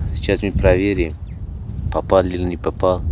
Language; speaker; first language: Russian; non-native, local second language; Tajik